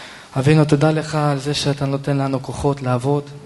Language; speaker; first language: Hebrew; non-native, fluent; Russian